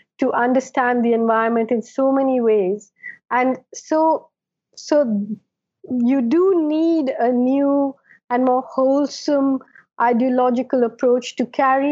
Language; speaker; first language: English; non-native, local second language; Malayalam